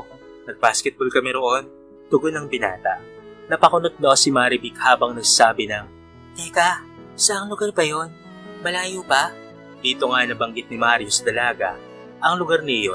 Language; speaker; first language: Filipino; native; Filipino